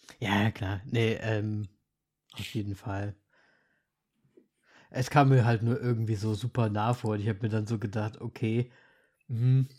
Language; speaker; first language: German; native; German